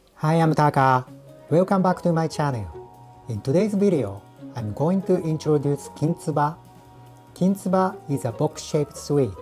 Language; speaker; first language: English; non-native, fluent; Japanese